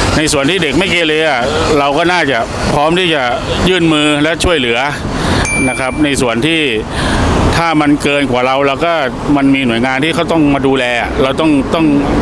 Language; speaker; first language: Thai; native; Thai